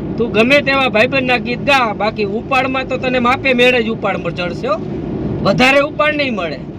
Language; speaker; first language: Gujarati; native; Gujarati